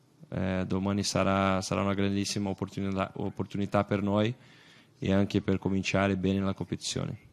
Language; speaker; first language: Italian; non-native, fluent; Portuguese